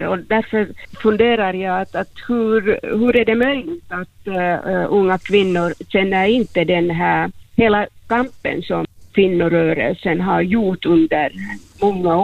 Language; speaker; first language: Swedish; non-native, local second language; Finnish